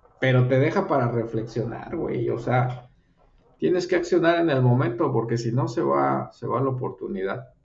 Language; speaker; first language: Spanish; native; Spanish